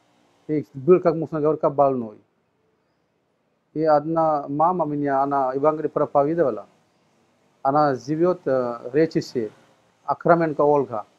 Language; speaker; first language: Russian; non-native, learner; Sinhala